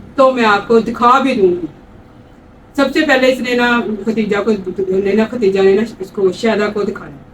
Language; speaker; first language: Urdu; non-native, local second language; Punjabi